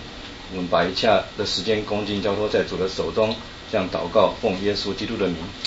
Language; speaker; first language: Chinese; native; Chinese